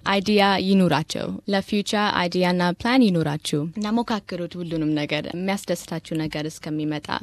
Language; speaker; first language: Amharic; early bilingual, heritage; Amharic